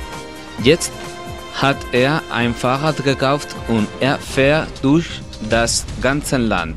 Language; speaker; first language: German; non-native, learner; Spanish